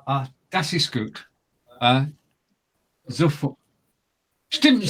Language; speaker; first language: German; non-native, learner; English